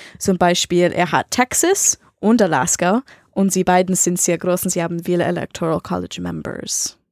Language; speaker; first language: German; non-native, learner; English